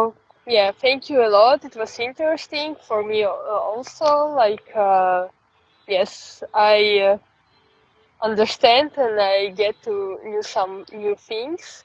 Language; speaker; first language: English; non-native, fluent; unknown